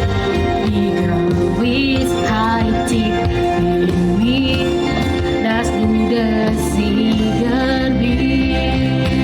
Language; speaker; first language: German; non-native, learner; Indonesian